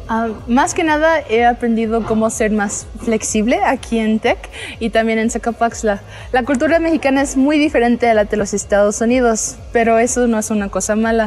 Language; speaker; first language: Spanish; non-native, fluent; English